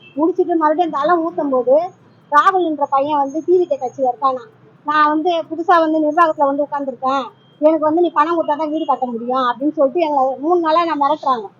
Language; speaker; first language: Tamil; native; Tamil